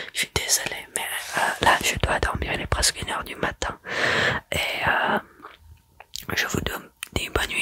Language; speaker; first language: French; early bilingual, heritage; French